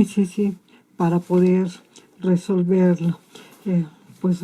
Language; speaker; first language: Spanish; native; Spanish